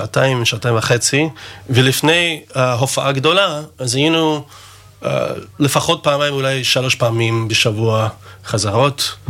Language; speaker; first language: Hebrew; non-native, fluent; English